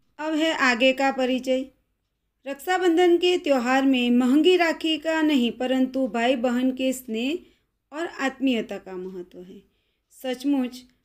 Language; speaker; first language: Hindi; non-native, local second language; Gujarati